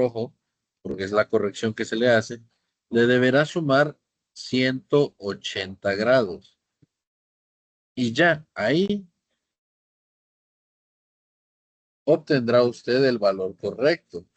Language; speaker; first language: Spanish; native; Spanish